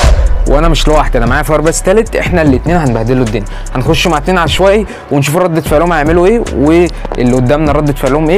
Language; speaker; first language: Arabic; native; Arabic